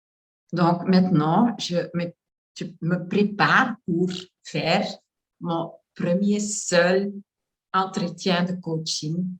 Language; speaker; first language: French; non-native, learner; Dutch